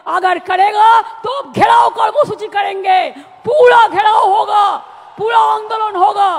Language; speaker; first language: Hindi; non-native, local second language; Bangla